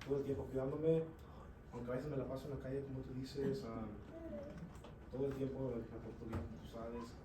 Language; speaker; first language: Spanish; early bilingual, heritage; Spanish